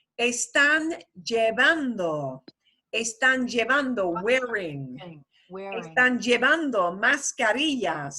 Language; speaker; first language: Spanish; non-native, fluent; English